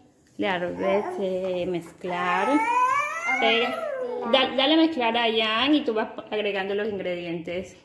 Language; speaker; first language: Spanish; native; Spanish